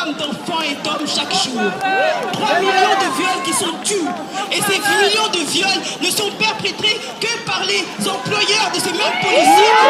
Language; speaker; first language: French; non-native, local second language; Lingala